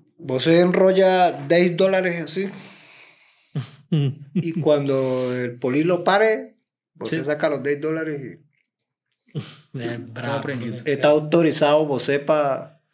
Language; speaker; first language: Portuguese; non-native, learner; Spanish